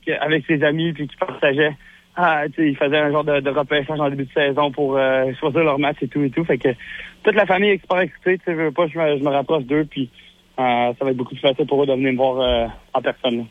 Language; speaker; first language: French; native; French